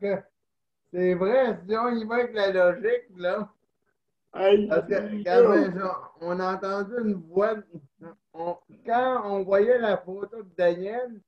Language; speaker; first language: French; native; French